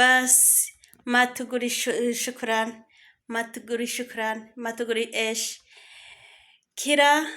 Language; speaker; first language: Arabic; non-native, learner; Kinyarwanda